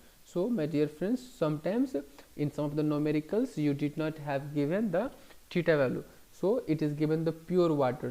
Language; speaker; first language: English; non-native, local second language; Hindi